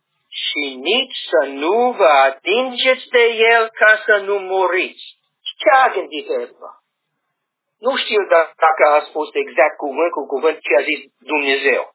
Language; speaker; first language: Romanian; non-native, learner; English